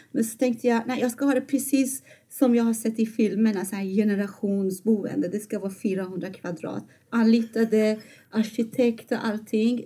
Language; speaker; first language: Swedish; non-native, fluent; Persian